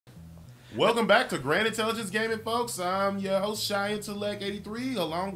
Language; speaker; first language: English; native; English